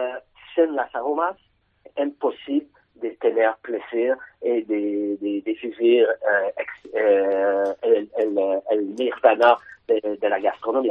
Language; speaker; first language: Spanish; non-native, learner; French